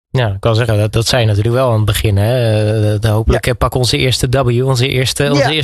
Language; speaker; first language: Dutch; native; Dutch